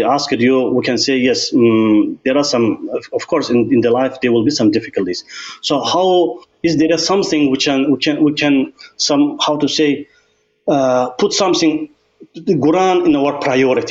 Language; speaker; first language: English; non-native, learner; Azerbaijani